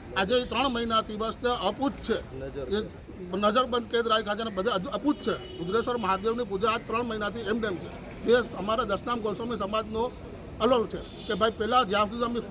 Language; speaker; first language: Gujarati; native; Gujarati